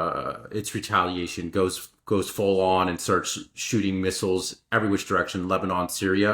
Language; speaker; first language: English; native; English